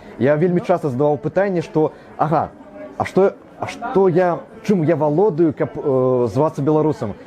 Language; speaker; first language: Belarusian; non-native, local second language; Russian